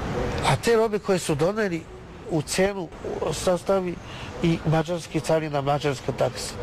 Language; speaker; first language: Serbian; non-native, learner; Chinese